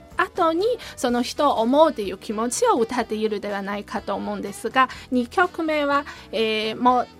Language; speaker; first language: Japanese; non-native, fluent; Chinese